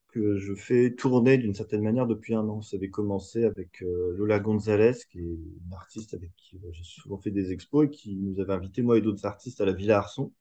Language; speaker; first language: French; native; French